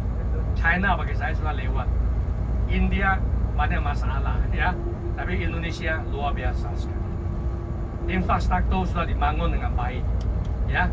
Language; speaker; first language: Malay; non-native, local second language; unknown